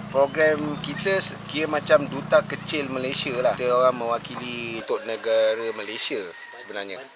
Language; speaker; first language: Malay; native; Malay